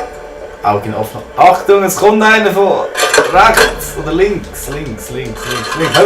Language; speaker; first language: German; native; German